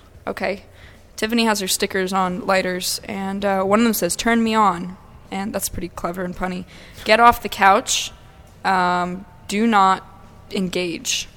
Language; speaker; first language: English; early bilingual, other home language; Russian